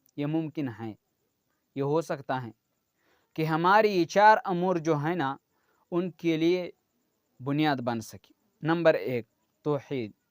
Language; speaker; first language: Urdu; non-native, local second language; Pashto